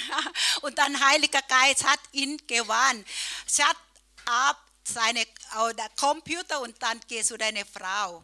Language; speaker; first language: German; non-native, learner; Thai